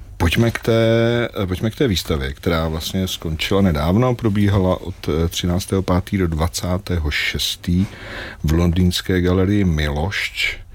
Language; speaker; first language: Czech; native; Czech